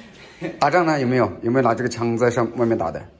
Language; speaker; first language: Chinese; native; Chinese